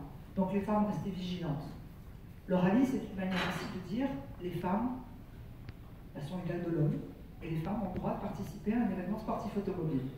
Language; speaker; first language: French; native; French